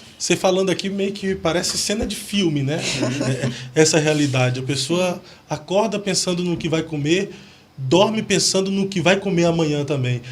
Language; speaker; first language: Portuguese; native; Portuguese